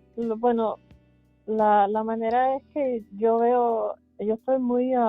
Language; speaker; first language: Spanish; early bilingual, heritage; Spanish